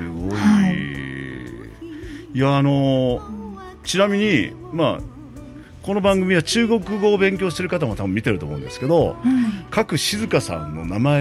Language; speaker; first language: Japanese; native; Japanese